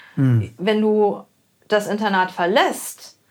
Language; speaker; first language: German; native; German